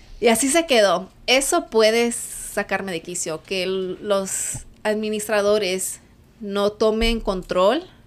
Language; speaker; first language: Spanish; early bilingual, heritage; Spanish